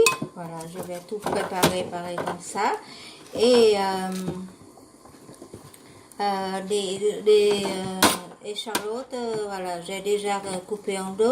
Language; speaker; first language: French; non-native, learner; Vietnamese